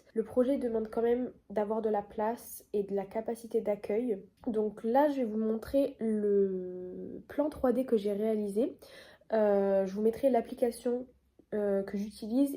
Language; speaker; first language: French; native; French